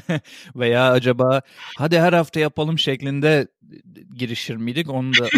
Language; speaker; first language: Turkish; native; Turkish